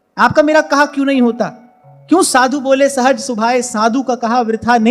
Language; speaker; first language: Hindi; native; Hindi